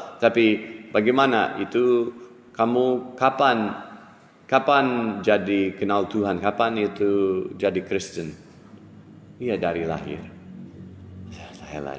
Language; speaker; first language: Indonesian; non-native, fluent; English